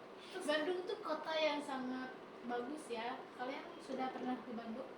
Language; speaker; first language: Indonesian; native; Indonesian